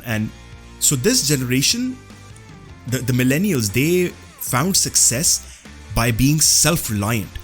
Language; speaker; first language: English; non-native, local second language; Urdu